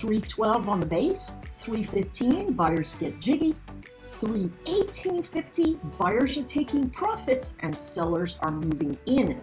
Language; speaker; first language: English; native; English